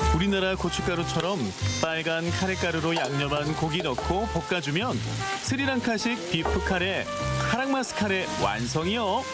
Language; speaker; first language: Korean; native; Korean